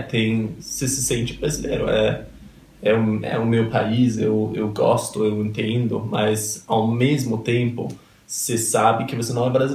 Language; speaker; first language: Portuguese; early bilingual, other home language; Danish